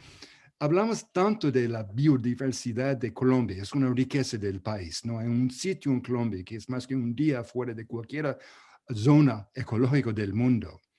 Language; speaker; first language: Spanish; non-native, fluent; English